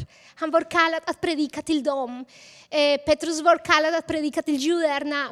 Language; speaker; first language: Swedish; non-native, fluent; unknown